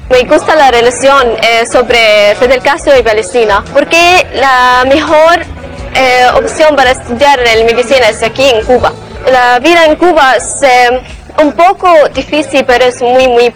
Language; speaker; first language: Spanish; non-native, learner; Arabic